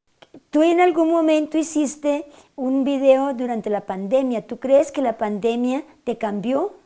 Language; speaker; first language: Spanish; native; Spanish